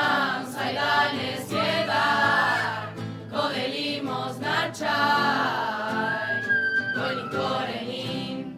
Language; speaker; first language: Slovenian; early bilingual, heritage; Slovenian